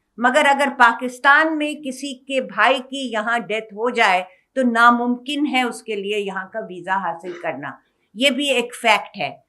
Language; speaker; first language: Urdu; native; Urdu